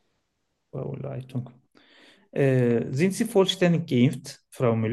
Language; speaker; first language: German; non-native, learner; Turkish